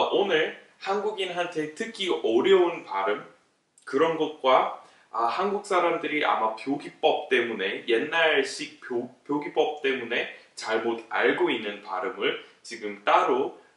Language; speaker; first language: Korean; non-native, fluent; English